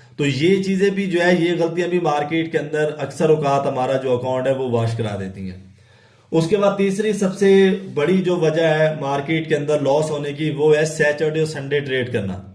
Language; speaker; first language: Urdu; non-native, local second language; Punjabi